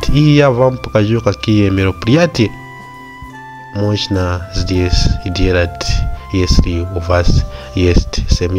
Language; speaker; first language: Russian; non-native, learner; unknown